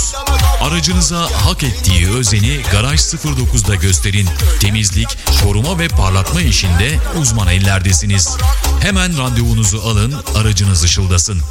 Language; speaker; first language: Turkish; native; Turkish